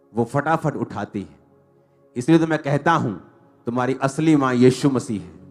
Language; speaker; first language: Hindi; non-native, local second language; Punjabi